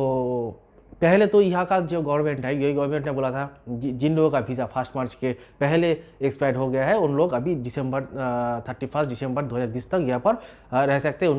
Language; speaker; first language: Hindi; non-native, local second language; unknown